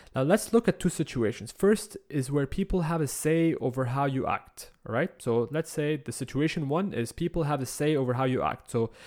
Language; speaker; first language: English; non-native, fluent; Arabic